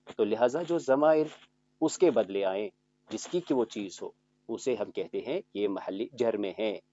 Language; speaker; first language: Urdu; native; Urdu